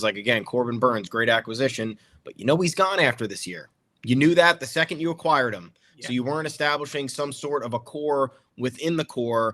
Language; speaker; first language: English; native; English